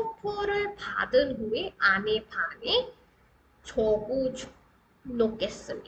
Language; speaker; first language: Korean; non-native, fluent; Hindi